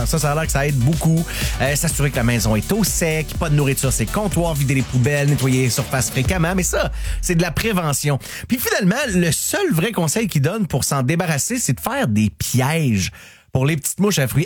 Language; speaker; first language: French; native; French